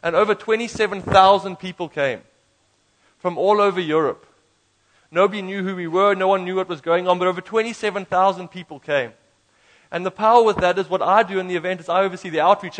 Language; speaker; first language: English; native; English